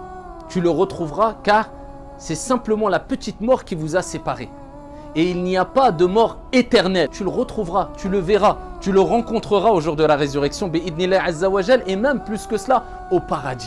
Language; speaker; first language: French; native; French